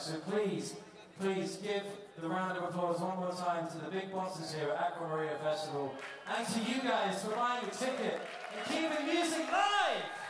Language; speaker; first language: English; native; English